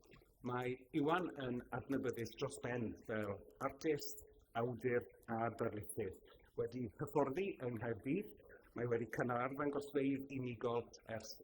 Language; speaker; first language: Welsh; native; Welsh